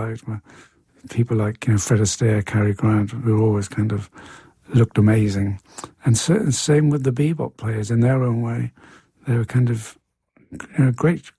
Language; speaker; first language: English; native; English